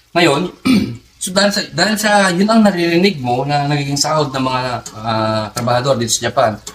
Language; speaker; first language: Filipino; native; Filipino